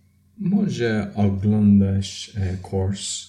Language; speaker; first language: Polish; non-native, learner; English